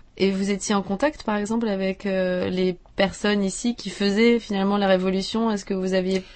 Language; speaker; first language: French; native; French